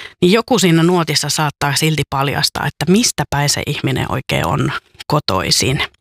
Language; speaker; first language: Finnish; native; Finnish